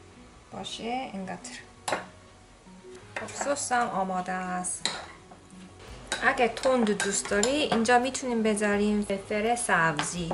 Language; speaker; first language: Persian; non-native, learner; Korean